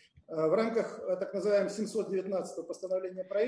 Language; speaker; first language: Russian; native; Russian